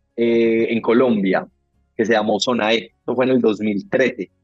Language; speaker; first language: Spanish; native; Spanish